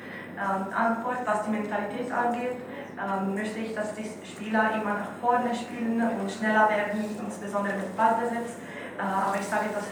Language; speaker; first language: German; non-native, fluent; Italian